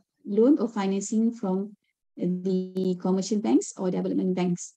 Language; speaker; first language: English; non-native, local second language; Malay